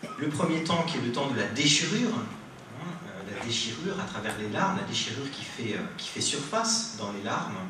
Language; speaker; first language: French; native; French